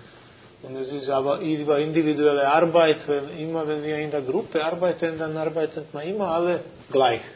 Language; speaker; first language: German; non-native, fluent; Croatian